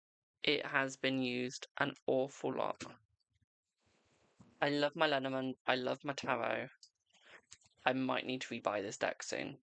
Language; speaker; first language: English; native; English